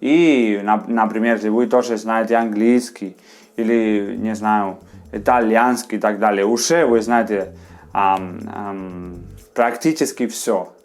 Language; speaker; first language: Russian; non-native, fluent; Spanish